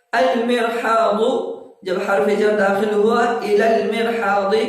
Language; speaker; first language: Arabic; non-native, fluent; Urdu